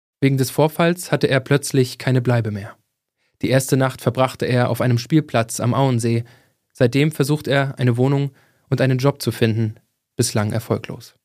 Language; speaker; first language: German; native; German